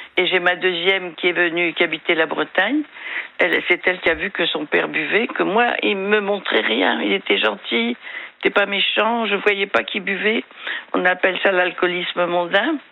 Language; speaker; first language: French; native; French